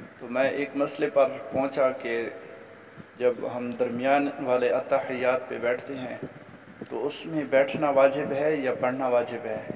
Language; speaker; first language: Urdu; non-native, local second language; Baluchi